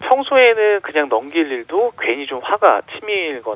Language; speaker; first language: Korean; native; Korean